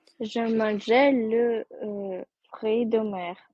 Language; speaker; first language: French; non-native, learner; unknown